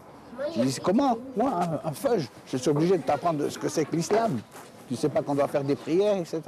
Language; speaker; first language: French; non-native, local second language; Arabic